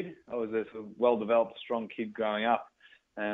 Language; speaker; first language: English; native; English